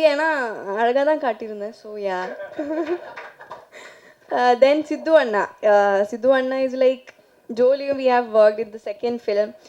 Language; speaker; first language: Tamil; non-native, fluent; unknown